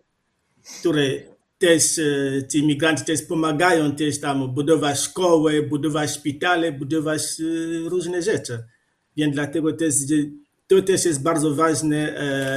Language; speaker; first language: Polish; non-native, fluent; Lingala